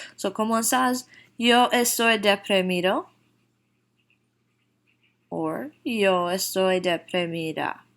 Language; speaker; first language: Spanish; non-native, fluent; English